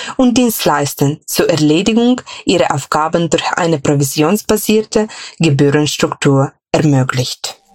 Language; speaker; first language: German; non-native, fluent; Ukrainian